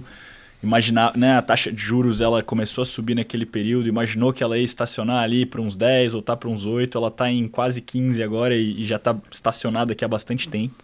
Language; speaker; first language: Portuguese; native; Portuguese